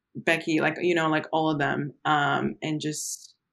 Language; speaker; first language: English; early bilingual, other home language; Portuguese